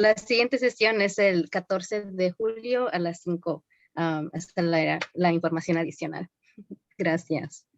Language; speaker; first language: Spanish; early bilingual, heritage; Spanish